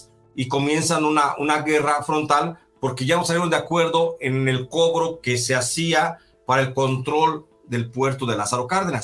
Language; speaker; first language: Spanish; native; Spanish